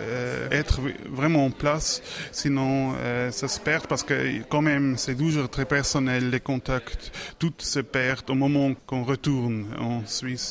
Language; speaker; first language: French; non-native, local second language; German